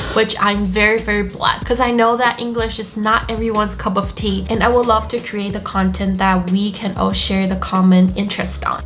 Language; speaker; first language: English; non-native, fluent; Chinese